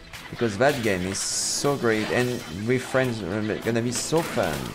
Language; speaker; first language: English; non-native, fluent; French